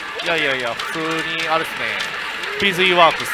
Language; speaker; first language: Japanese; native; Japanese